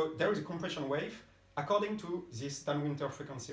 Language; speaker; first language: English; non-native, fluent; French